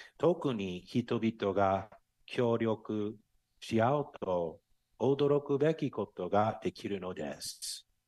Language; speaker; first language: Japanese; non-native, fluent; English